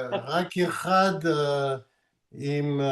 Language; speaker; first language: Hebrew; non-native, learner; French